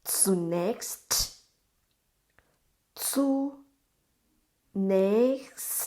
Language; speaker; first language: German; non-native, fluent; Thai